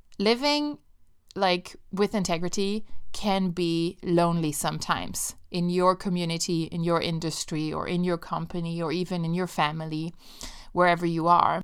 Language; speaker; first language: English; non-native, fluent; Italian